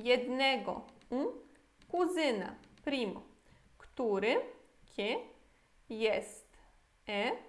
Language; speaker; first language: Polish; non-native, fluent; Portuguese